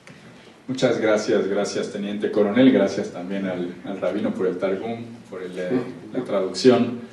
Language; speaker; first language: Spanish; native; Spanish